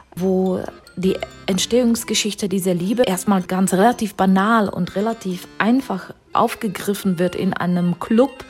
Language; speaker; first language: German; non-native, fluent; Czech